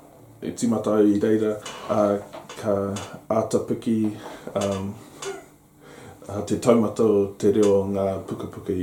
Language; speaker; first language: Māori; non-native, local second language; English